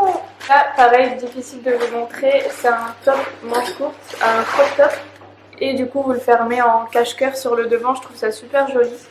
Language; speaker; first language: French; native; French